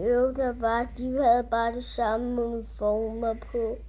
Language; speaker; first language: Danish; early bilingual, other home language; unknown